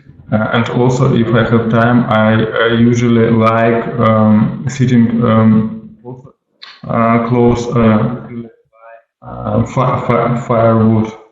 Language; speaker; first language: English; non-native, learner; Russian